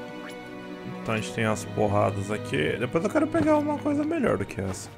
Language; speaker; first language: Portuguese; native; Portuguese